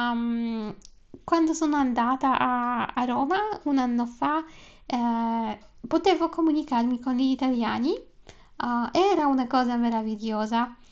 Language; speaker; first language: Italian; non-native, learner; Polish